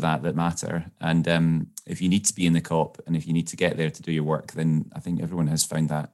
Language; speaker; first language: English; native; English